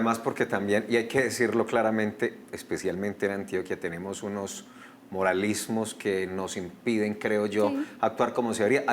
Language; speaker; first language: Spanish; native; Spanish